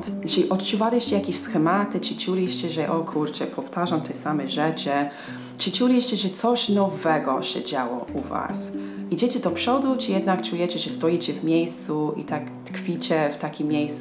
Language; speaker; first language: Polish; non-native, fluent; English